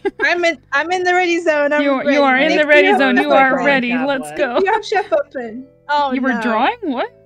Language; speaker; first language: English; native; English